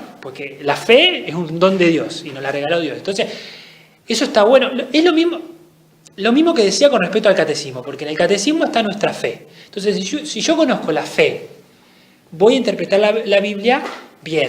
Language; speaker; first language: Spanish; native; Spanish